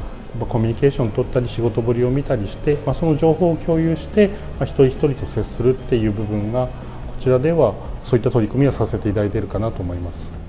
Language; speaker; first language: Japanese; native; Japanese